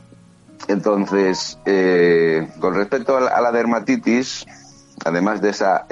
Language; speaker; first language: Spanish; native; Spanish